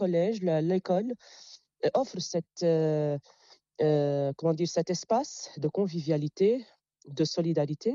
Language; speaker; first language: French; non-native, local second language; Arabic